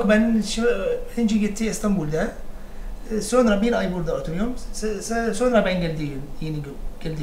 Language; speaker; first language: Turkish; non-native, learner; Arabic